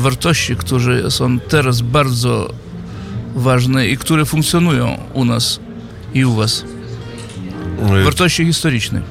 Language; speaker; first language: Polish; non-native, fluent; Yiddish